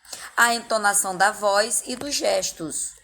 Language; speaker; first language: Portuguese; native; Portuguese